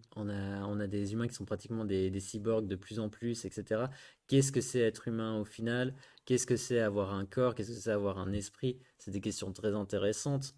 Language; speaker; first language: French; native; French